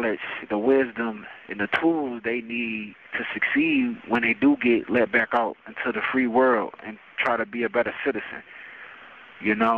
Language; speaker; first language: English; native; English